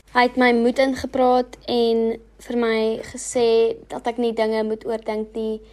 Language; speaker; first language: Afrikaans; non-native, local second language; English